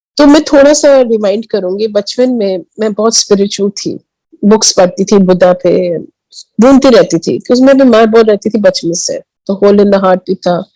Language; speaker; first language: Hindi; early bilingual, heritage; Hindi